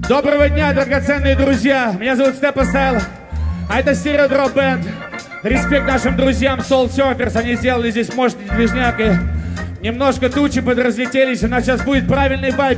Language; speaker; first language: Russian; native; Russian